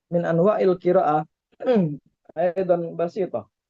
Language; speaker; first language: Arabic; non-native, fluent; Indonesian